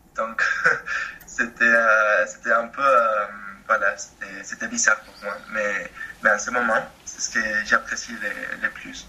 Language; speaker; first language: French; non-native, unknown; Spanish